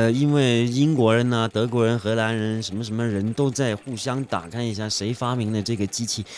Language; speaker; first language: Chinese; non-native, fluent; French